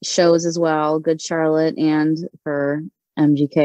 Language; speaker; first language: English; native; English